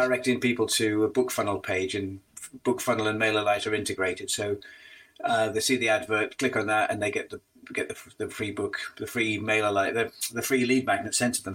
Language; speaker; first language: English; native; English